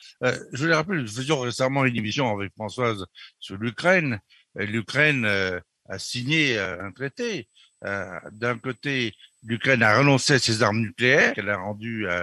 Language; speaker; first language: French; native; French